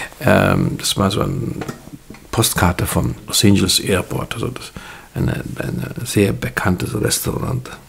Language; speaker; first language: German; non-native, fluent; Hungarian